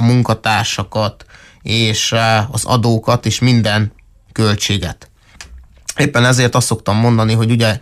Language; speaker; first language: Hungarian; native; Hungarian